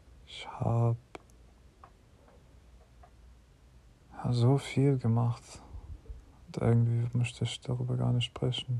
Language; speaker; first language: German; non-native, fluent; English